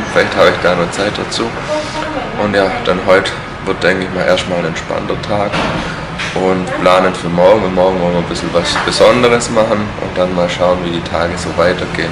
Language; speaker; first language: German; native; German